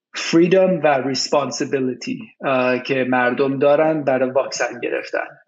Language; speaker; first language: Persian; early bilingual, heritage; Persian